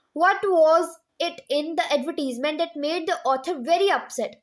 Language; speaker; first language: English; non-native, local second language; Punjabi